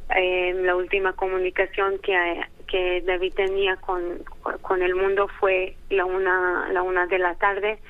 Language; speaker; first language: Spanish; early bilingual, heritage; Hebrew